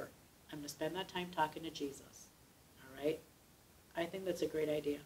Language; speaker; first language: English; native; English